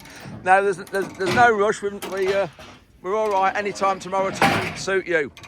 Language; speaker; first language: English; native; English